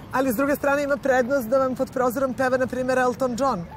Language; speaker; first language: Serbian; native; Serbian